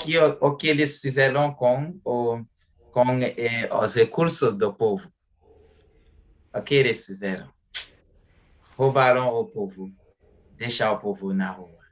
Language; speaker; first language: Portuguese; non-native, fluent; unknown